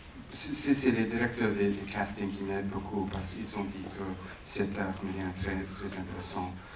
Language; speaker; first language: French; non-native, fluent; English